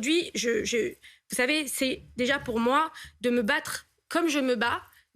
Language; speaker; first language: French; native; French